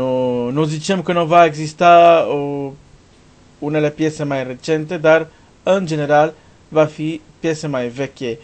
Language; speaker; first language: Romanian; non-native, learner; Portuguese